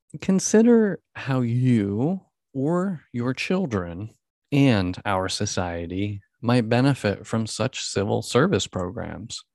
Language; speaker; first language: English; native; English